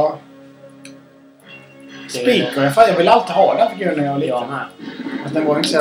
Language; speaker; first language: Swedish; native; Swedish